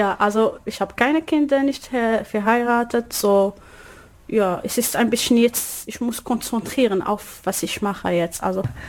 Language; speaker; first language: German; non-native, learner; Arabic